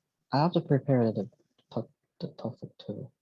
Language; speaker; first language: English; non-native, learner; Korean